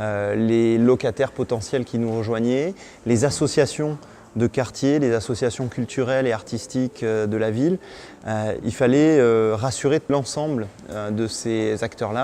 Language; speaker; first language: French; native; French